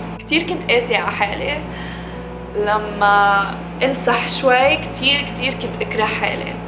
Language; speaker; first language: Arabic; early bilingual, heritage; English